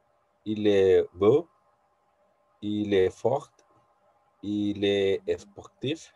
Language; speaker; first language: French; non-native, learner; Spanish